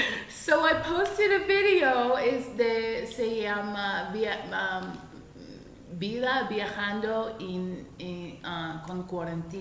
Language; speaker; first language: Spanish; non-native, learner; English